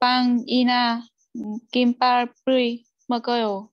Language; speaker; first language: Korean; non-native, learner; Vietnamese